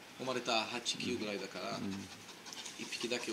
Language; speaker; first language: Japanese; non-native, learner; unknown